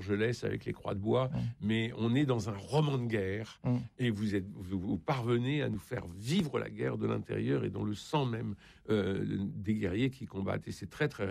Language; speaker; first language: French; native; French